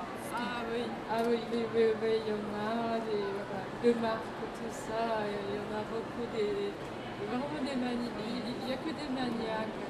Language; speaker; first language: French; non-native, fluent; Japanese